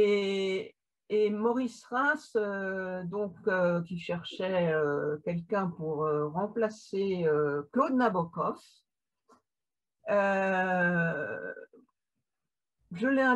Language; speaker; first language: French; native; French